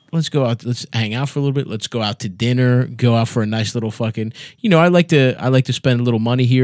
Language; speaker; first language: English; native; English